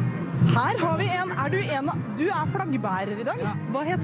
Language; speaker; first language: Norwegian; native; Norwegian